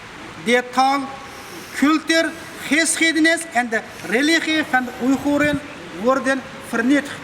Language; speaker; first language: Dutch; non-native, fluent; Uyghur